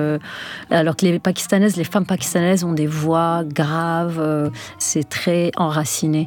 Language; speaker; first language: French; non-native, local second language; Arabic